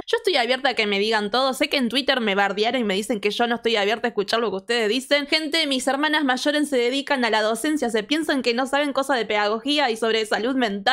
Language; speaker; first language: Spanish; native; Spanish